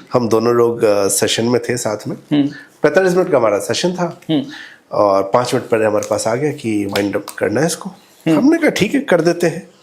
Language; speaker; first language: Hindi; native; Hindi